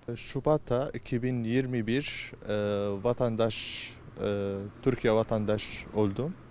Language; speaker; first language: Turkish; non-native, learner; Arabic